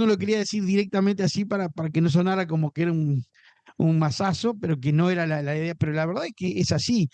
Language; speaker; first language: Spanish; native; Spanish